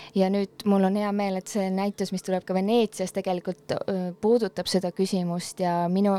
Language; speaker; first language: Estonian; native; Estonian